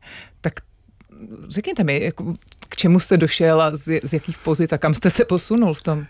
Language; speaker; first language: Czech; native; Czech